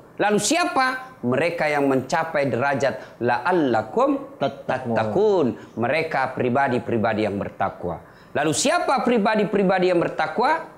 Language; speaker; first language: Indonesian; native; Indonesian